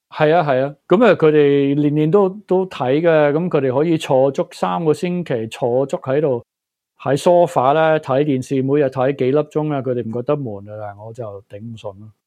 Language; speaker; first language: Cantonese; early bilingual, heritage; Cantonese